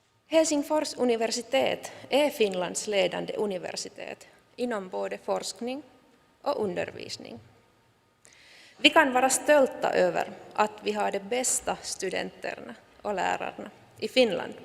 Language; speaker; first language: Swedish; non-native, local second language; Finnish